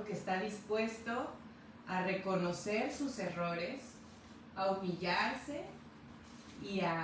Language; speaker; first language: Spanish; native; Spanish